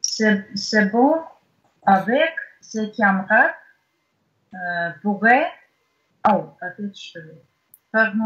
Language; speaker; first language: French; non-native, learner; Russian